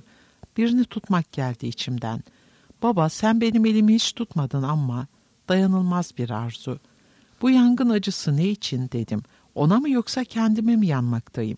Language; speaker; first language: Turkish; native; Turkish